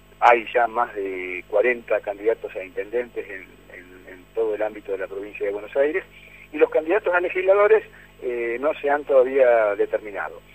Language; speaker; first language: Spanish; native; Spanish